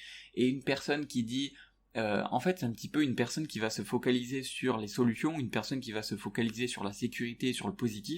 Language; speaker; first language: French; native; French